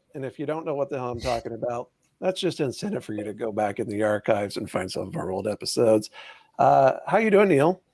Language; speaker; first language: English; native; English